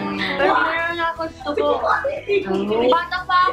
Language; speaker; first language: Filipino; early bilingual, heritage; English